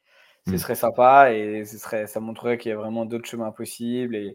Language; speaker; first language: French; native; French